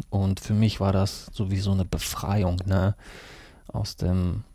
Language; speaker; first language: German; early bilingual, other home language; Russian